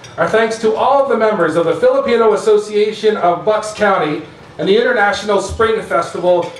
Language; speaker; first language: English; native; English